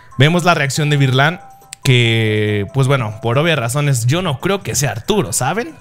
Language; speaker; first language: Spanish; early bilingual, other home language; Japanese